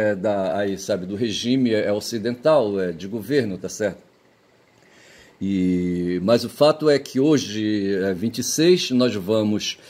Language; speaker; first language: Portuguese; native; Portuguese